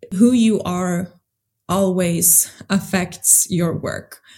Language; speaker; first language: English; early bilingual, other home language; Swedish